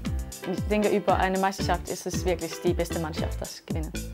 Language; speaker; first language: German; non-native, learner; Danish